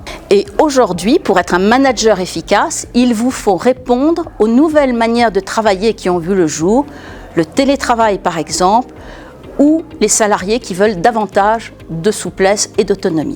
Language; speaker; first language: French; native; French